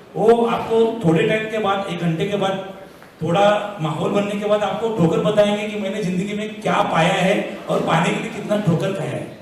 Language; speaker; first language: Hindi; non-native, local second language; Marathi